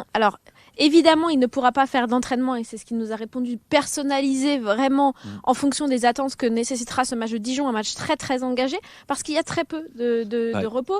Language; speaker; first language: French; native; French